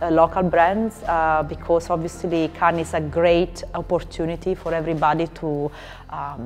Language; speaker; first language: English; non-native, fluent; Italian